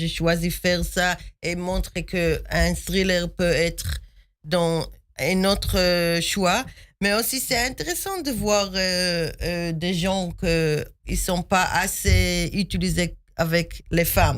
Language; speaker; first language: French; non-native, fluent; Hebrew